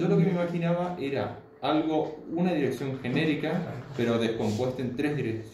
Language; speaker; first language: Spanish; native; Spanish